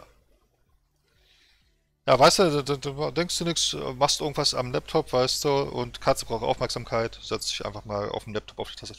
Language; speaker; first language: German; native; German